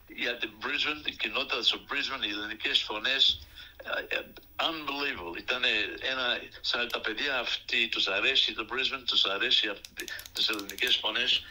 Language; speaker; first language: Greek; early bilingual, heritage; Greek